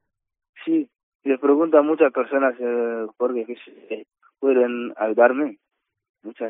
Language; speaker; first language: Spanish; non-native, learner; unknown